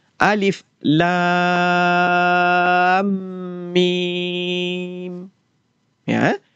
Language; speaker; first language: Malay; native; Malay